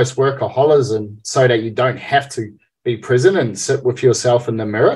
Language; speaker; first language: English; native; English